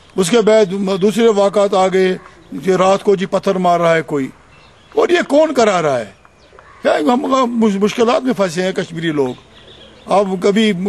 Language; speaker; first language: Urdu; non-native, local second language; Kashmiri